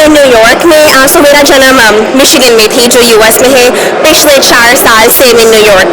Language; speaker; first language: Hindi; early bilingual, heritage; Hindi